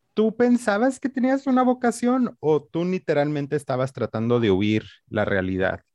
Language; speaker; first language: Spanish; native; Spanish